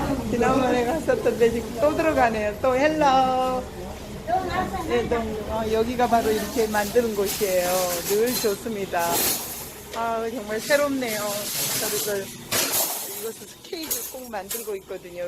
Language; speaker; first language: Korean; native; Korean